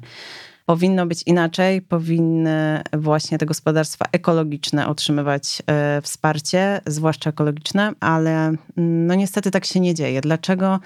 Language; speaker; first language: Polish; native; Polish